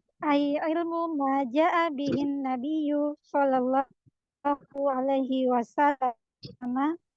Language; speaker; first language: Arabic; non-native, learner; Indonesian